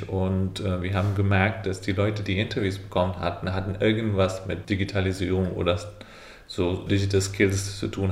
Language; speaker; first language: German; non-native, fluent; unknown